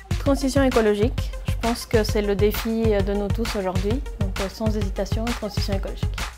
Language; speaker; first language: French; non-native, fluent; Spanish